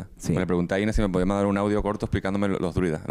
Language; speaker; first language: Spanish; native; Spanish